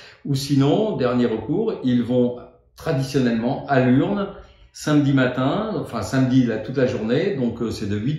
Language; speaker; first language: French; native; French